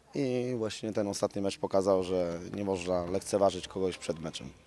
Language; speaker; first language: Polish; native; Polish